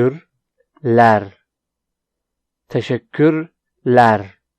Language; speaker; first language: Turkish; non-native, fluent; Urdu